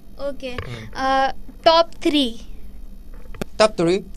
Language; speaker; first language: English; non-native, local second language; Hindi